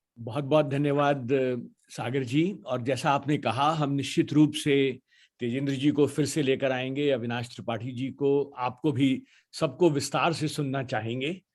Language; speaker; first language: Hindi; native; Hindi